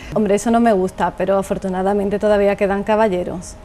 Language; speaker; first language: Spanish; native; Spanish